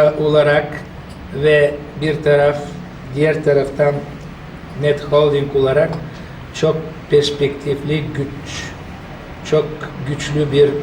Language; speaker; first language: Turkish; non-native, fluent; Bulgarian